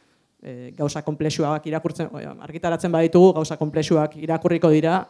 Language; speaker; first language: Basque; native; Basque